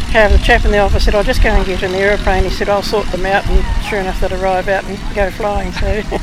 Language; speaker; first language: English; native; English